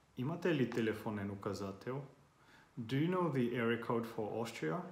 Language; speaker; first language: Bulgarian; non-native, learner; Finnish